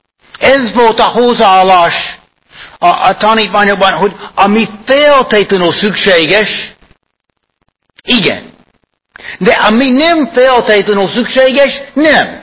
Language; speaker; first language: Hungarian; non-native, fluent; English